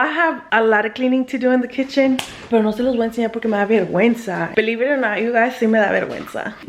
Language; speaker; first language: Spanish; early bilingual, heritage; English